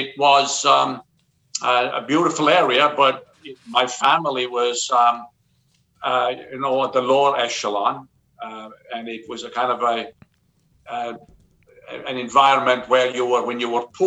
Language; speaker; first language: English; native; English